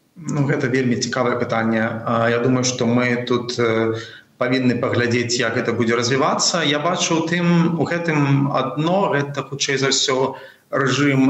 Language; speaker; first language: Belarusian; non-native, local second language; Russian